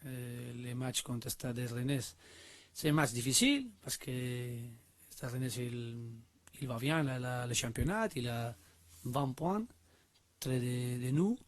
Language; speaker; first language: French; non-native, learner; Spanish